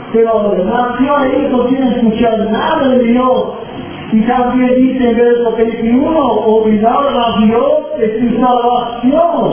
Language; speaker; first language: Spanish; non-native, fluent; English